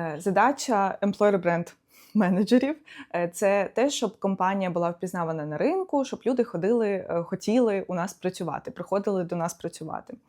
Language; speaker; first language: Ukrainian; non-native, local second language; Russian